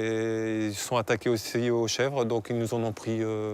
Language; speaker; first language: French; native; French